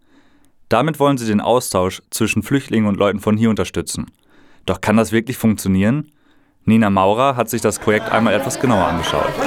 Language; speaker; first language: German; native; German